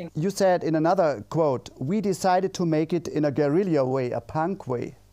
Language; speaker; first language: English; non-native, fluent; German